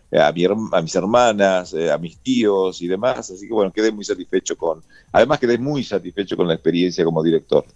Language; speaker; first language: Spanish; native; Spanish